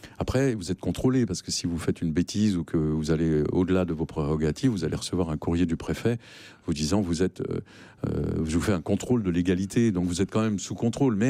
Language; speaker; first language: French; native; French